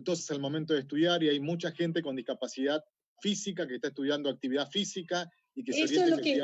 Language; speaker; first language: Spanish; native; Spanish